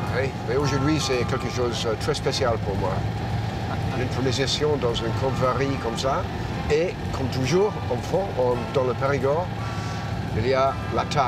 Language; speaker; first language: French; non-native, fluent; English